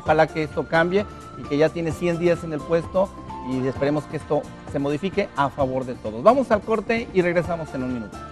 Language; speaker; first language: Spanish; native; Spanish